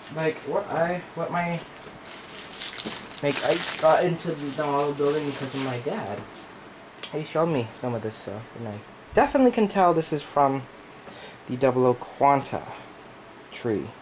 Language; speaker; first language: English; native; English